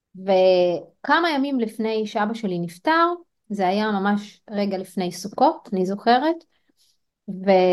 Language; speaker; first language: Hebrew; non-native, local second language; Arabic